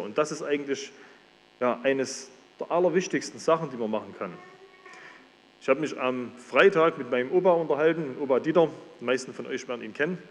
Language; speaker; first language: German; native; German